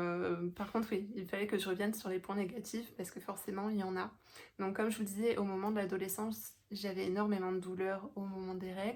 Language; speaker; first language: French; native; French